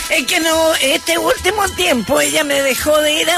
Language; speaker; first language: Spanish; native; Spanish